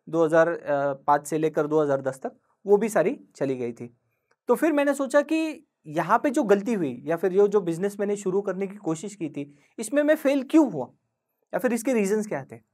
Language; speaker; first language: Hindi; non-native, local second language; Marathi